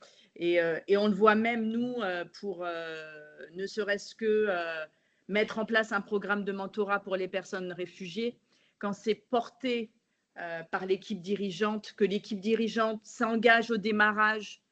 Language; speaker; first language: French; native; French